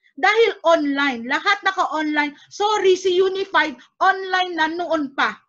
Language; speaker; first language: Filipino; native; Filipino